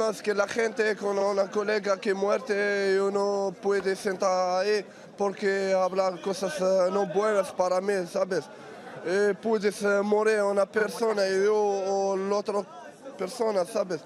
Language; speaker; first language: Spanish; non-native, learner; Arabic